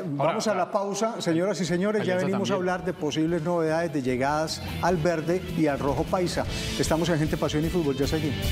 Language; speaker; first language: Spanish; native; Spanish